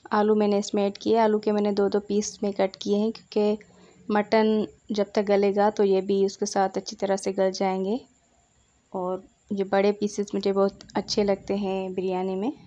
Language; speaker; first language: Urdu; non-native, local second language; Sindhi